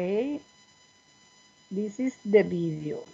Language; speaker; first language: English; non-native, learner; Spanish